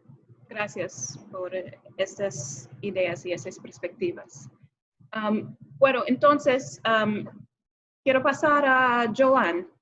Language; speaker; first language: Spanish; non-native, fluent; English